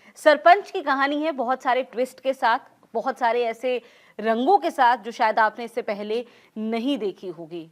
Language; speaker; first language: Hindi; native; Hindi